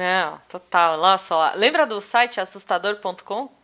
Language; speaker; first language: Portuguese; native; Portuguese